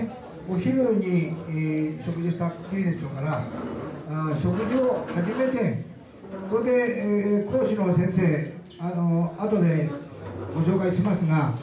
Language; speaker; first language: Japanese; native; Japanese